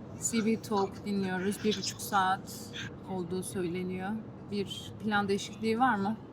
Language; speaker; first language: Turkish; native; Turkish